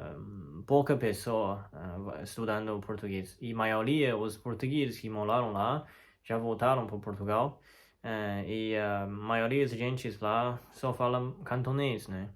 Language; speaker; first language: Portuguese; non-native, fluent; Chinese